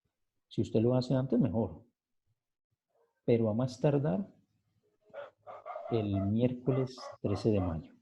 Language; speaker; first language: Spanish; native; Spanish